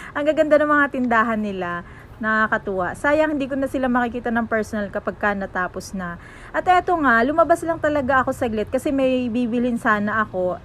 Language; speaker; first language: Filipino; native; Filipino